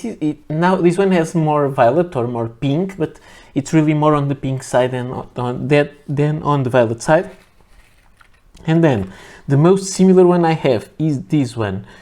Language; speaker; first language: English; non-native, fluent; Portuguese